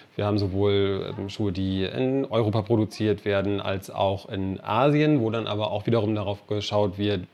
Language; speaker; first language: German; non-native, fluent; English